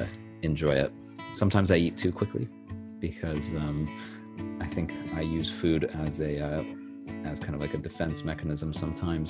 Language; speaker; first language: English; native; English